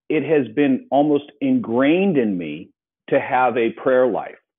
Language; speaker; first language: English; native; English